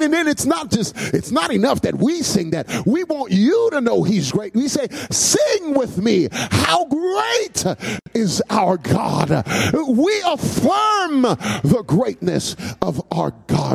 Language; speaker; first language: English; native; English